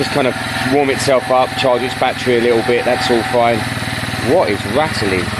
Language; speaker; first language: English; native; English